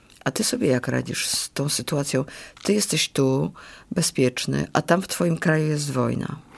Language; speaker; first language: Polish; native; Polish